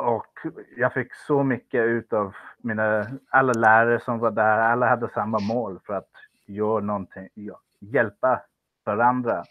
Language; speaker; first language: Swedish; non-native, fluent; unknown